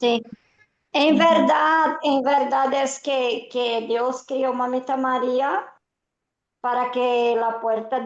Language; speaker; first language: Spanish; non-native, fluent; Portuguese